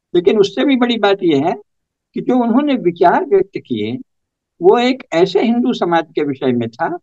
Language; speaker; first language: Hindi; native; Hindi